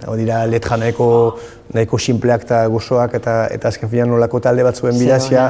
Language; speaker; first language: Basque; non-native, local second language; French